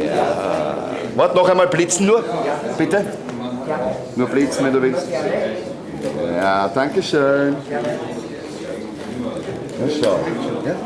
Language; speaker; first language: German; native; German